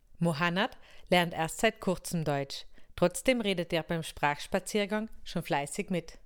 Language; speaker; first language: German; native; German